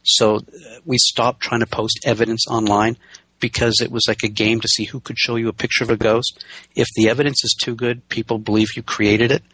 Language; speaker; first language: English; native; English